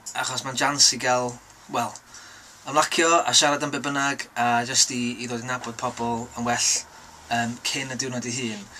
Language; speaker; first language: Welsh; native; Welsh